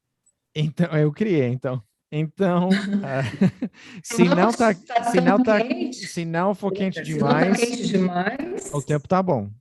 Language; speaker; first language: Portuguese; non-native, fluent; English